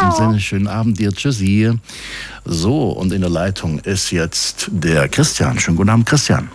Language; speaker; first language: German; native; German